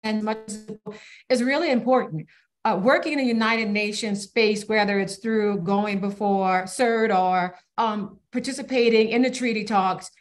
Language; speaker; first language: English; native; English